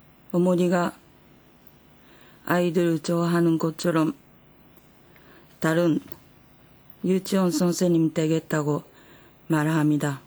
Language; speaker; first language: Korean; non-native, fluent; Japanese